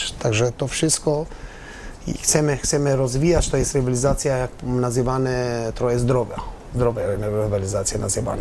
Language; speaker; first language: Polish; non-native, learner; Albanian